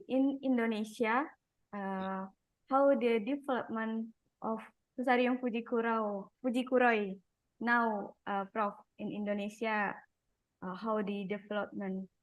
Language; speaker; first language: English; non-native, learner; Indonesian